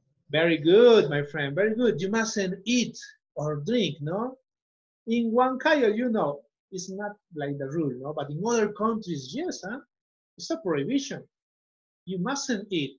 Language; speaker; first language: English; non-native, fluent; Spanish